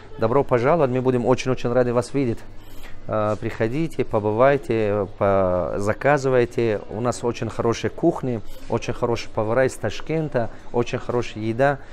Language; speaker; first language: Russian; non-native, local second language; Tajik